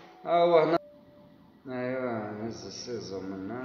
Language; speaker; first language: Arabic; native; Arabic